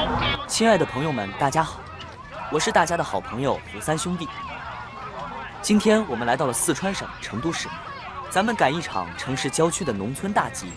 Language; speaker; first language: Chinese; native; Chinese